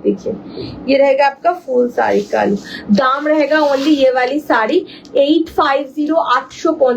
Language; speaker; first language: Hindi; non-native, local second language; Bangla